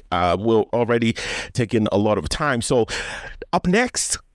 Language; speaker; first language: English; non-native, local second language; Yoruba